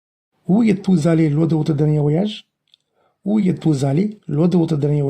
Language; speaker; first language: French; non-native, fluent; Tamil